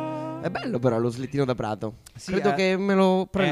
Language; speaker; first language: Italian; native; Italian